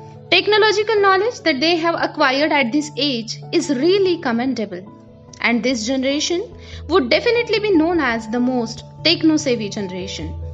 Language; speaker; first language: English; non-native, local second language; Marathi